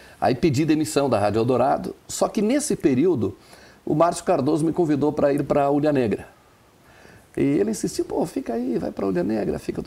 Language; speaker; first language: Portuguese; non-native, local second language; German